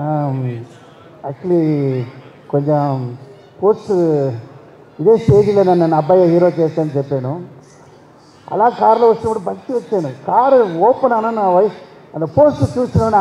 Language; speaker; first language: Telugu; non-native, learner; Tamil